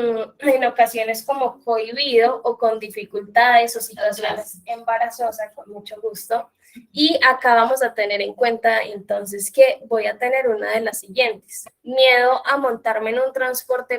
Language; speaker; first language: Spanish; native; Spanish